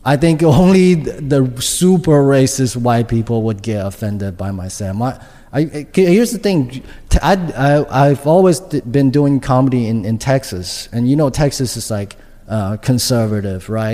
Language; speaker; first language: English; non-native, fluent; Chinese